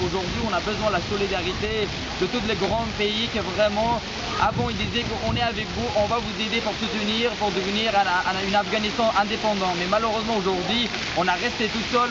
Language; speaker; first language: French; non-native, fluent; Persian